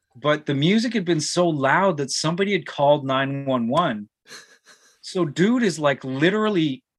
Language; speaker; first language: English; native; English